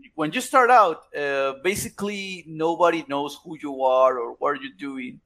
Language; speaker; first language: English; non-native, fluent; Spanish